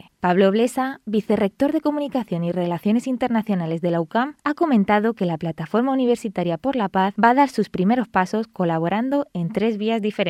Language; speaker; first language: Spanish; native; Spanish